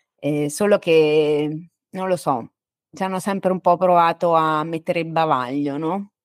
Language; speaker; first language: Italian; native; Italian